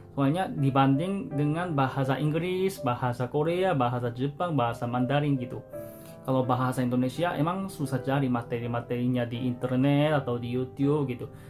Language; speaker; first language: Indonesian; non-native, fluent; Korean